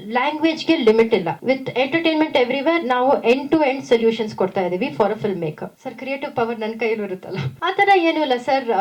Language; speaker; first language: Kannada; non-native, local second language; Tamil